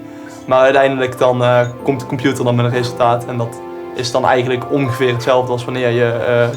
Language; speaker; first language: Dutch; native; Dutch